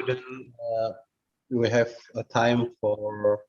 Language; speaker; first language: English; non-native, fluent; Indonesian